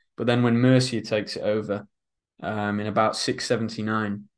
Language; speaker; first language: English; native; English